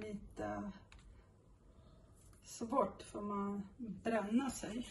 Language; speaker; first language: Swedish; non-native, local second language; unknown